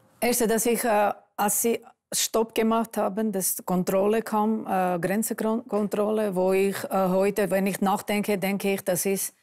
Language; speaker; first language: German; non-native, fluent; Armenian